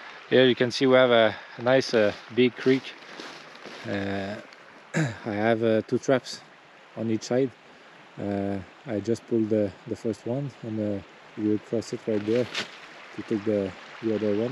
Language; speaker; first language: English; non-native, fluent; French